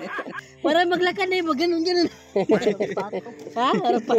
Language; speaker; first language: Filipino; non-native, local second language; Cebuano